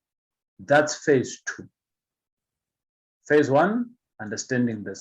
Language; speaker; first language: English; non-native, local second language; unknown